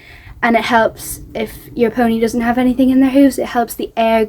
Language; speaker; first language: English; native; English